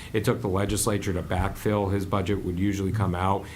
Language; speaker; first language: English; native; English